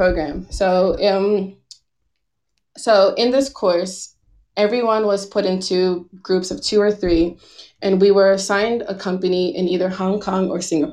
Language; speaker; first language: English; native; English